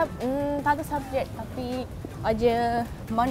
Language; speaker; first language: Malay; non-native, learner; Japanese